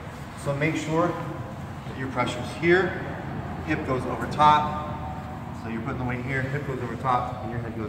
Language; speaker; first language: English; native; English